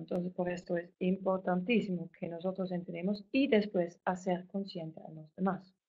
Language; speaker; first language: Spanish; non-native, fluent; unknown